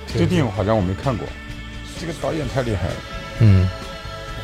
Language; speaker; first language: Chinese; native; Chinese